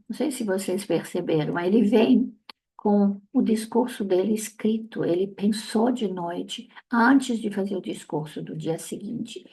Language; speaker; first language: Portuguese; non-native, fluent; Italian